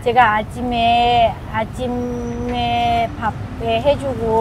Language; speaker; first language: Korean; non-native, fluent; Vietnamese